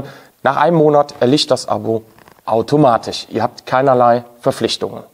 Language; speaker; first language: German; native; German